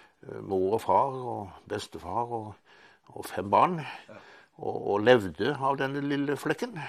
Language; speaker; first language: Norwegian; native; Norwegian